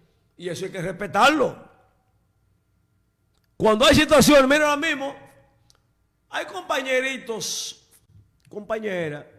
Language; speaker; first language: Spanish; native; Spanish